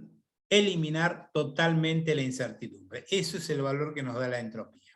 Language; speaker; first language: Spanish; native; Spanish